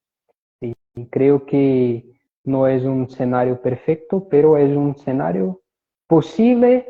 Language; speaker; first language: Spanish; non-native, fluent; Portuguese